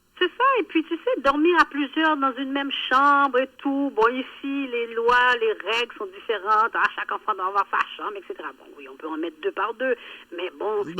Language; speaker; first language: French; early bilingual, other home language; Haitian Creole